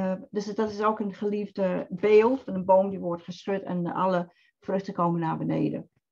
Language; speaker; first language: Dutch; non-native, fluent; English